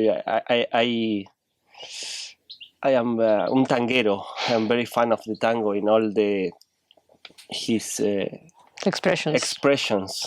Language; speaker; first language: English; non-native, learner; Spanish